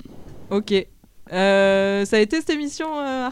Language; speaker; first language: French; native; French